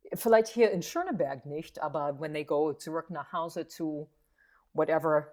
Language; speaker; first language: German; non-native, fluent; English